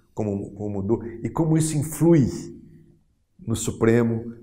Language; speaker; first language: Portuguese; native; Portuguese